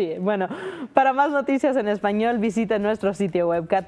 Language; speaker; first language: Spanish; native; Spanish